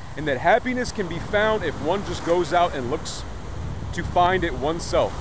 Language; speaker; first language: English; native; English